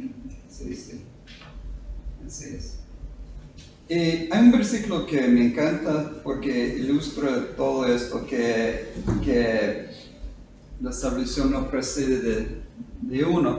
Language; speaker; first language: Spanish; non-native, fluent; English